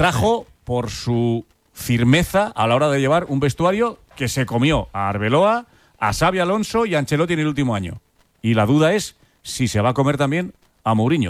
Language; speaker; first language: Spanish; native; Spanish